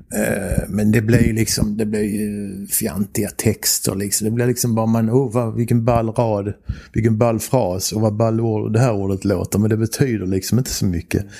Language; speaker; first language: Swedish; native; Swedish